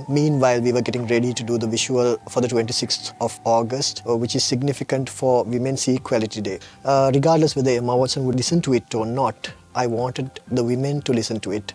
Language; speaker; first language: English; non-native, local second language; Sinhala